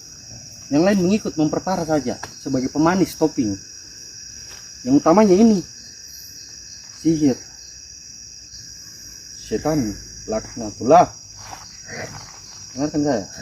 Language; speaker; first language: Indonesian; native; Indonesian